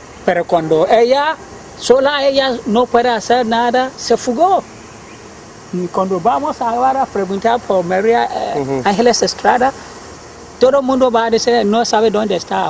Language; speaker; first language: Spanish; non-native, learner; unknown